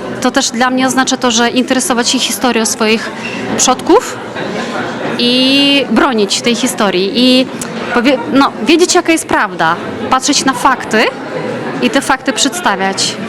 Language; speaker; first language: Polish; non-native, fluent; Russian